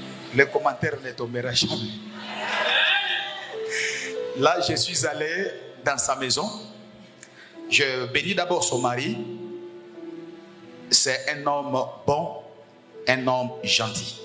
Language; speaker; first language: French; non-native, local second language; Lingala